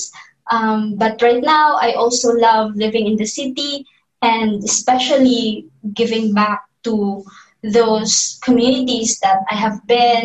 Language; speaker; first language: English; non-native, local second language; Cebuano